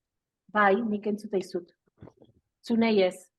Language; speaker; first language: Basque; native; Basque